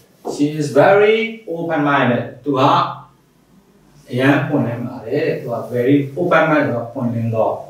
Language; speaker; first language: English; non-native, fluent; Burmese